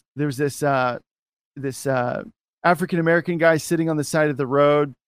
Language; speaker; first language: English; native; English